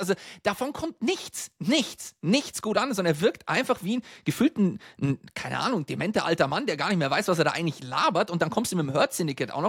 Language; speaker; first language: German; native; German